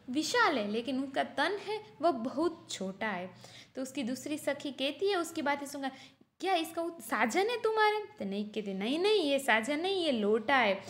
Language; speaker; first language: Hindi; non-native, local second language; Gujarati